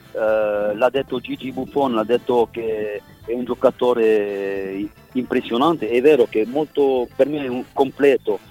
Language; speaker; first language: Italian; non-native, fluent; French